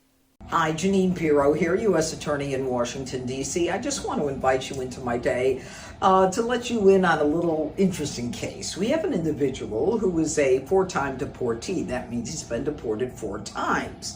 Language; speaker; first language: English; native; English